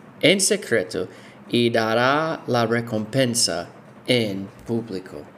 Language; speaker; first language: Spanish; non-native, fluent; English